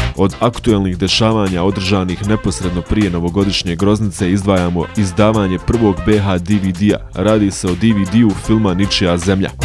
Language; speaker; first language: Croatian; native; Croatian